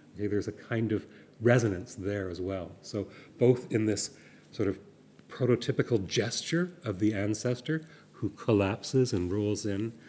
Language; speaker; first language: English; native; English